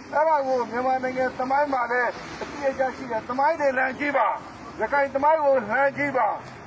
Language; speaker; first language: Burmese; non-native, local second language; Rohingya